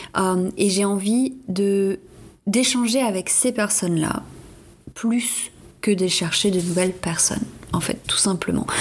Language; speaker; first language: French; native; French